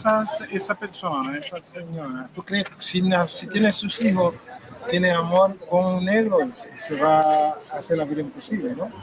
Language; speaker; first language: Spanish; non-native, learner; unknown